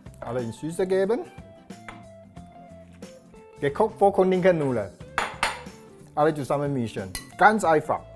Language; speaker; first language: German; non-native, learner; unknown